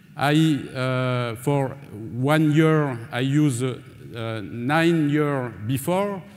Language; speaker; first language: English; non-native, learner; French